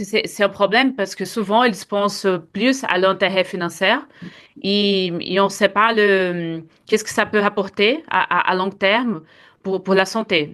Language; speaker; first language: French; non-native, fluent; Portuguese